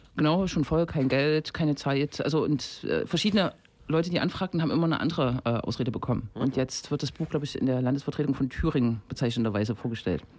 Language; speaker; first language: German; native; German